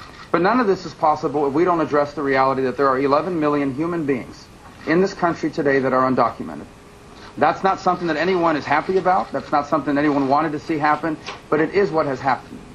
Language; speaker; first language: English; early bilingual, other home language; Spanish